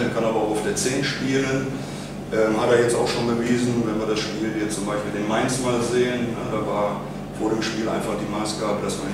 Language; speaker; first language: German; native; German